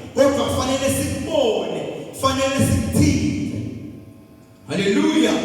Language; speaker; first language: Zulu; non-native, local second language; Swati